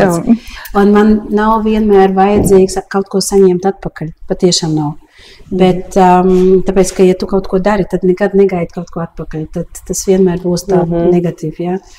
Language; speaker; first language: Latvian; early bilingual, heritage; Latvian